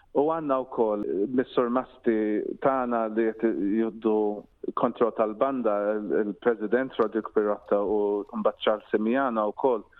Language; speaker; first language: Maltese; early bilingual, heritage; Maltese